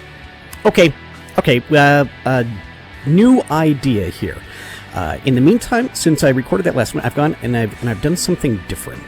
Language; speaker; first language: English; native; English